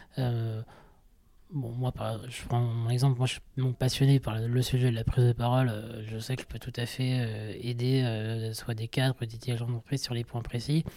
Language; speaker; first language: French; native; French